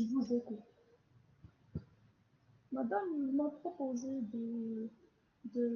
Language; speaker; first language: French; non-native, local second language; Arabic